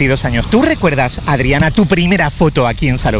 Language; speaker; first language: Spanish; native; Spanish